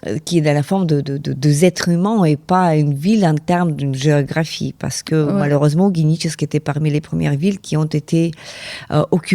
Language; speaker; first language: French; non-native, fluent; Ukrainian